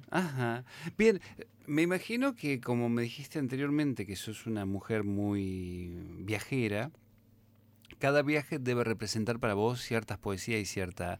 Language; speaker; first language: Spanish; native; Spanish